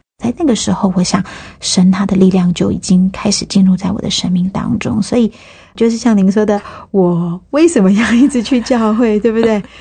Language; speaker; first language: Chinese; native; Chinese